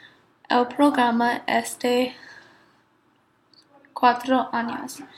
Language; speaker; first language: Spanish; non-native, learner; English